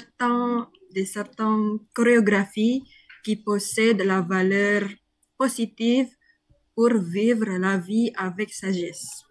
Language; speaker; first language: French; non-native, learner; Indonesian